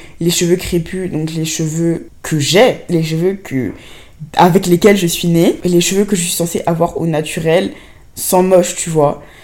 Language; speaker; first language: French; native; French